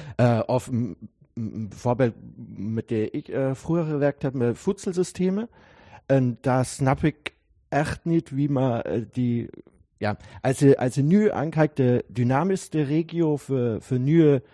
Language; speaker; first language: German; non-native, learner; Dutch